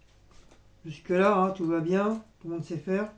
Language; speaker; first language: French; native; French